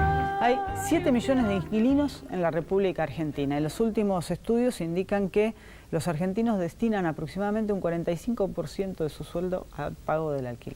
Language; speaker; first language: Spanish; native; Spanish